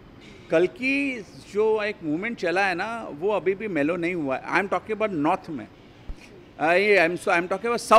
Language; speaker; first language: Hindi; native; Hindi